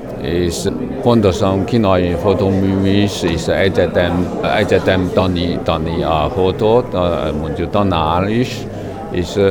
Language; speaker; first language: Hungarian; non-native, learner; Chinese